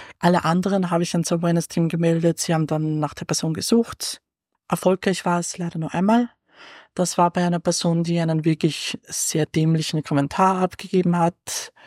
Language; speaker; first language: German; native; German